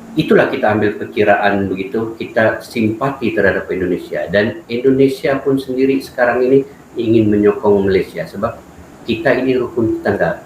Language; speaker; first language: Malay; native; Malay